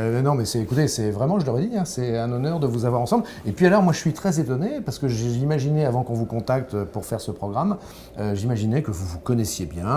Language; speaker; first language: French; native; French